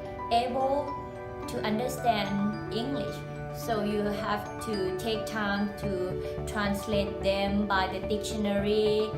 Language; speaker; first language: English; non-native, fluent; Thai